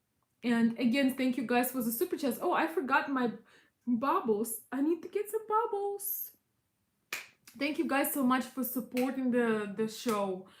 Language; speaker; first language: English; non-native, fluent; Russian